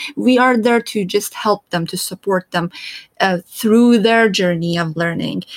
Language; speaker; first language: English; non-native, fluent; Persian